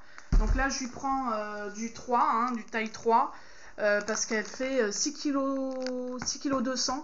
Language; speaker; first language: French; native; French